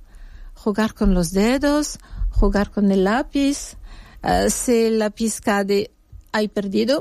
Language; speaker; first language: Spanish; non-native, fluent; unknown